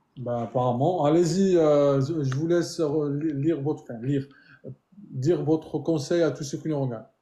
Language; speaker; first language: French; native; French